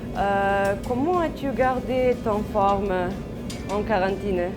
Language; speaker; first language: French; non-native, learner; Serbian